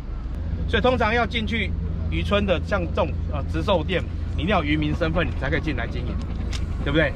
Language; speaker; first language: Chinese; native; Chinese